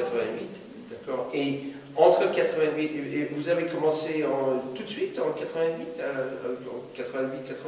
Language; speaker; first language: French; non-native, fluent; English